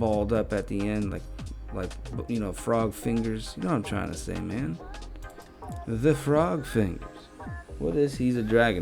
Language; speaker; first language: English; native; English